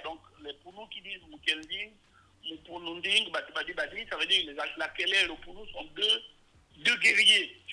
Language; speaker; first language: French; native; French